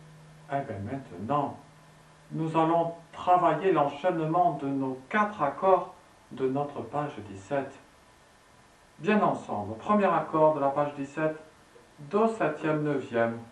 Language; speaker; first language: French; native; French